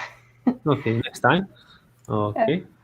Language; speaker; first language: English; non-native, learner; Italian